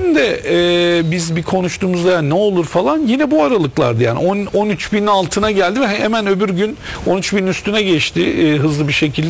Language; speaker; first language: Turkish; native; Turkish